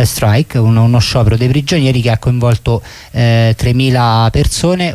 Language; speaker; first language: Italian; native; Italian